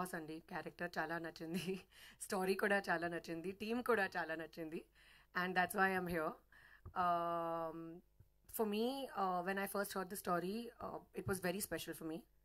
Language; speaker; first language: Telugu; non-native, learner; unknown